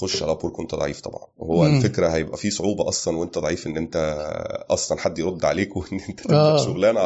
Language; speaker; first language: Arabic; native; Arabic